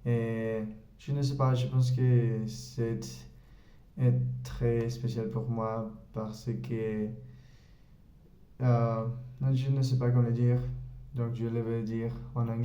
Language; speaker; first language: French; non-native, learner; Spanish